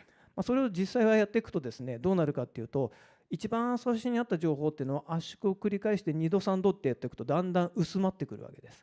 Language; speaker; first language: Japanese; native; Japanese